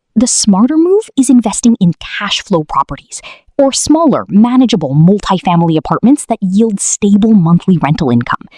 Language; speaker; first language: English; non-native, local second language; Filipino